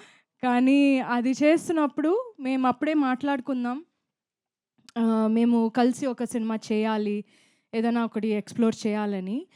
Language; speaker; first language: Telugu; non-native, fluent; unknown